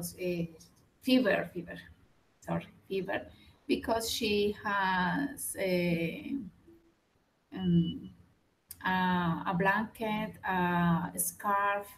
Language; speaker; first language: English; non-native, learner; Spanish